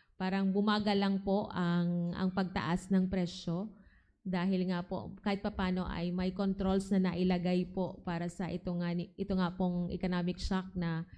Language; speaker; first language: Filipino; non-native, local second language; Bikol